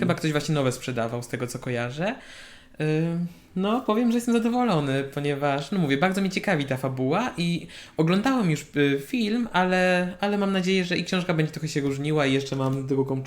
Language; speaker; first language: Polish; native; Polish